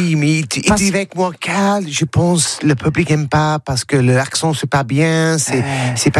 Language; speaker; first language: French; non-native, learner; English